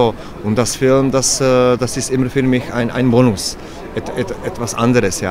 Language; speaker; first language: German; non-native, learner; Czech